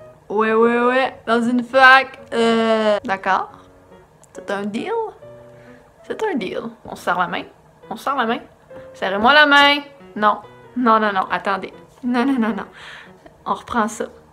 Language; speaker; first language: French; native; French